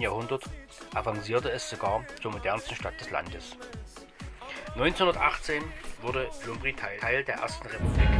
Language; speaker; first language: German; native; German